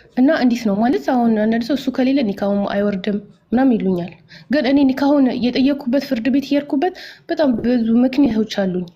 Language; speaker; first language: Amharic; native; Amharic